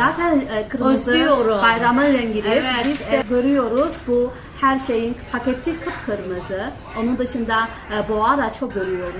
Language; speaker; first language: Turkish; non-native, fluent; Chinese